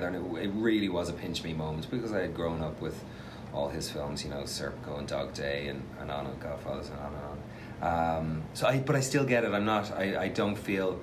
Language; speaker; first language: English; native; English